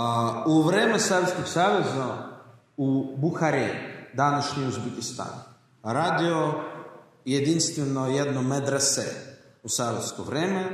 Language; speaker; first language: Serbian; non-native, learner; Russian